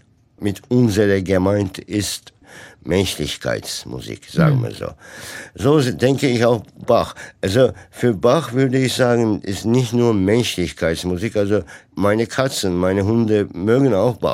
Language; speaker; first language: German; non-native, fluent; Turkish